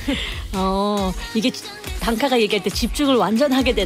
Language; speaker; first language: Korean; native; Korean